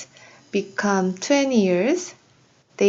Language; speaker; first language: English; non-native, learner; Korean